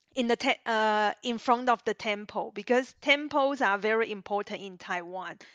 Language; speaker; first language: English; non-native, learner; Chinese